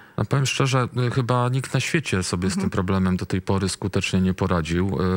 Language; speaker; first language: Polish; native; Polish